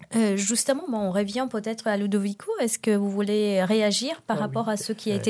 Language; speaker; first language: French; non-native, fluent; Italian